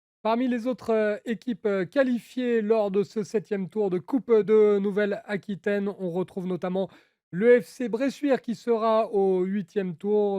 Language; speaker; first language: French; native; French